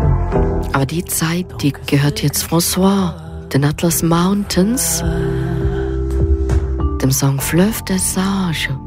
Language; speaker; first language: German; native; German